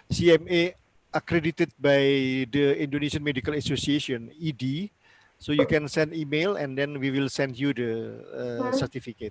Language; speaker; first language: English; non-native, learner; Indonesian